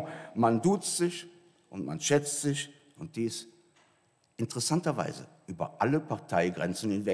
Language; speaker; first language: German; native; German